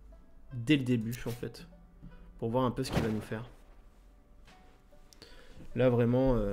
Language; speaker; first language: French; native; French